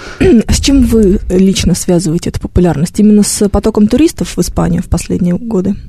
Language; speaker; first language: Russian; native; Russian